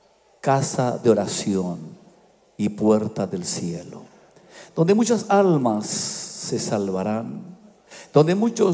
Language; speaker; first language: Spanish; native; Spanish